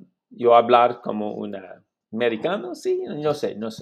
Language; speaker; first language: Spanish; non-native, learner; English